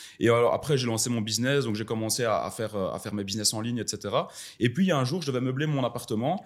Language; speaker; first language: French; native; French